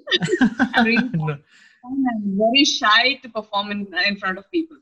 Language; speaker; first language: English; non-native, local second language; Telugu